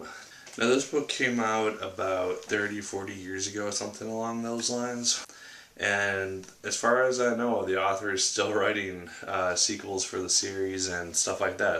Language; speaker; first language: English; native; English